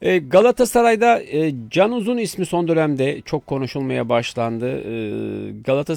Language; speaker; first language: Turkish; native; Turkish